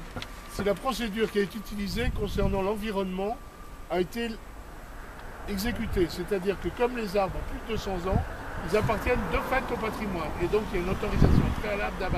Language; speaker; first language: French; native; French